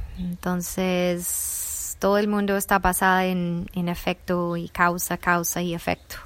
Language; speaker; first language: Spanish; non-native, fluent; English